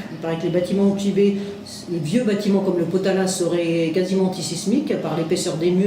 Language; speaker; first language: French; native; French